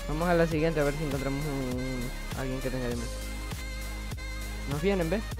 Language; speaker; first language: Spanish; native; Spanish